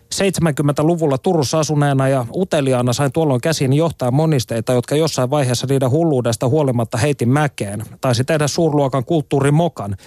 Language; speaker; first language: Finnish; native; Finnish